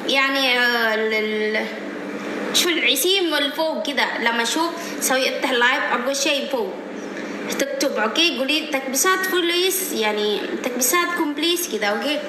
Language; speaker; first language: Arabic; non-native, learner; Indonesian